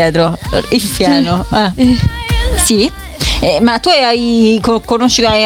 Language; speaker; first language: Italian; native; Italian